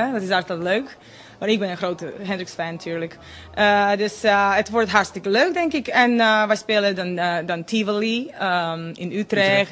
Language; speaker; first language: Dutch; non-native, fluent; Serbian